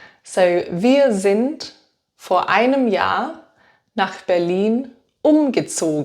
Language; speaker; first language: German; non-native, fluent; English